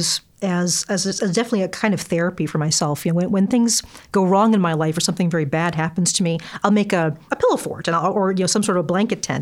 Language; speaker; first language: English; native; English